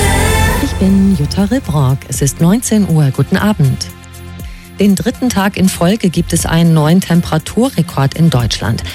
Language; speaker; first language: German; native; German